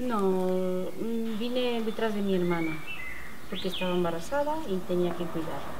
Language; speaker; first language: Spanish; non-native, fluent; Romanian